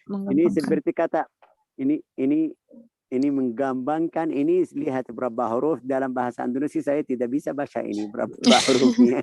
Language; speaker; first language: Indonesian; non-native, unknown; Arabic